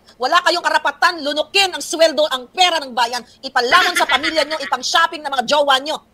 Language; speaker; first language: Filipino; native; Filipino